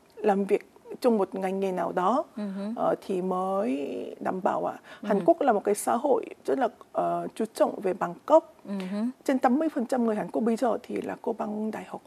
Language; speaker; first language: Vietnamese; non-native, fluent; Korean